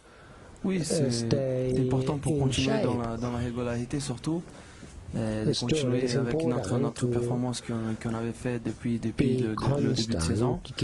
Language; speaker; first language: French; non-native, fluent; Portuguese